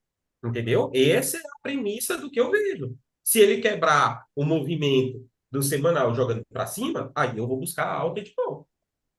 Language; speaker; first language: Portuguese; native; Portuguese